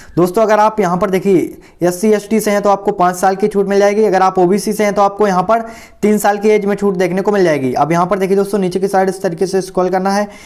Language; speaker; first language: Hindi; native; Hindi